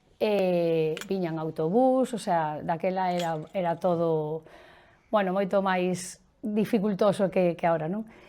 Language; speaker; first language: Galician; native; Galician